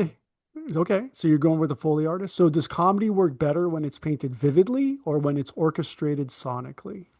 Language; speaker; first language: English; native; English